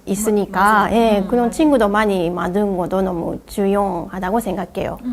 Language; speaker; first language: Korean; non-native, learner; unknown